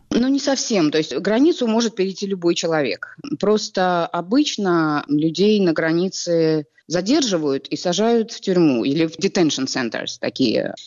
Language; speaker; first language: Russian; native; Russian